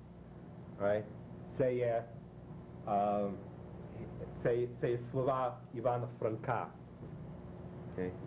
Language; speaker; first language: Ukrainian; early bilingual, heritage; Ukrainian